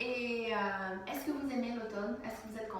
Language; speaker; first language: French; non-native, fluent; English